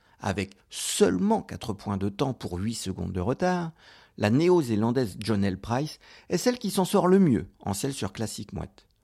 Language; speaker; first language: French; native; French